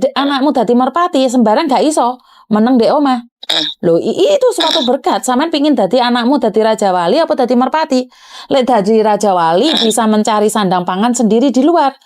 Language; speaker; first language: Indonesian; non-native, local second language; Javanese